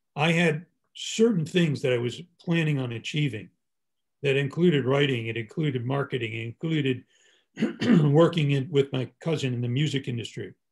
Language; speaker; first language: English; native; English